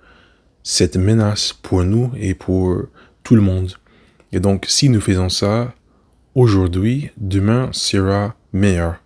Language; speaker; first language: French; non-native, learner; English